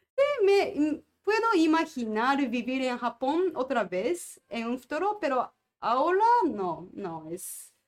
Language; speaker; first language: Spanish; non-native, learner; Japanese